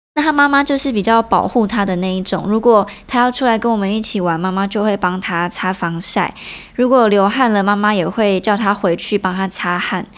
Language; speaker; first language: Chinese; non-native, local second language; Hakka Chinese